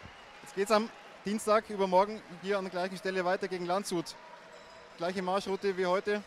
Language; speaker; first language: German; native; German